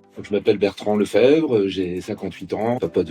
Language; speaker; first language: French; native; French